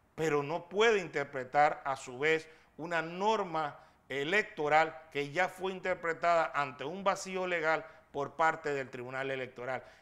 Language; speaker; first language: Spanish; native; Spanish